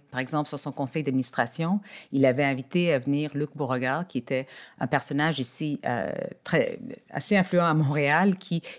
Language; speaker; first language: French; native; French